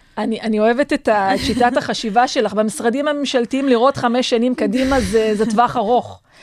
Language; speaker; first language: Hebrew; non-native, local second language; Adyghe